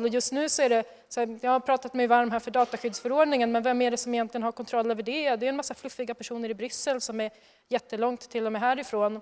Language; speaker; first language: Swedish; native; Swedish